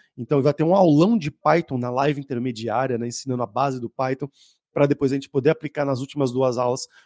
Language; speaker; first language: Portuguese; native; Portuguese